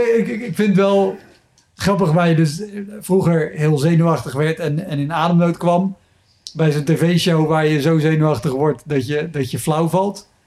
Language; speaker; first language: Dutch; native; Dutch